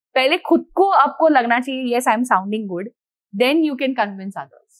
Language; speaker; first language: Hindi; non-native, local second language; Marathi